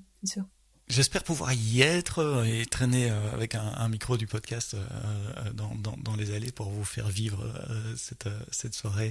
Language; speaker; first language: French; native; French